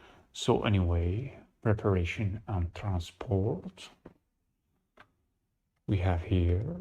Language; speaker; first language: English; non-native, fluent; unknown